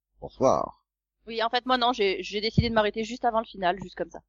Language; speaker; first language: French; native; French